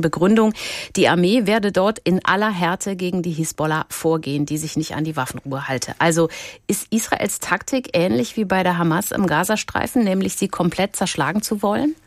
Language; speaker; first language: German; native; German